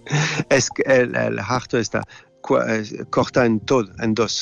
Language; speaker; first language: Spanish; non-native, fluent; French